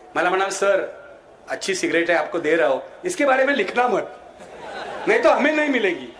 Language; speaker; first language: Hindi; non-native, local second language; Marathi